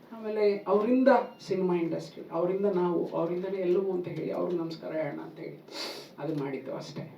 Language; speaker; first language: Kannada; native; Kannada